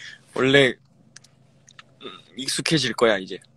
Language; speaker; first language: Korean; native; Korean